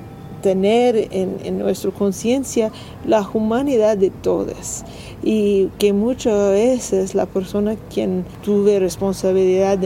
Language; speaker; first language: Spanish; non-native, learner; English